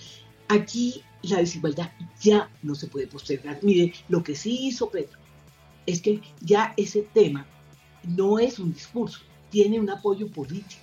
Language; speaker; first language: Spanish; native; Spanish